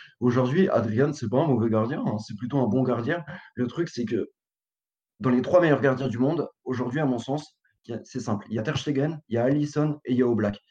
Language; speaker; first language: French; native; French